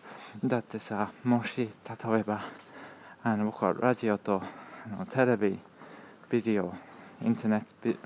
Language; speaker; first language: Japanese; non-native, learner; English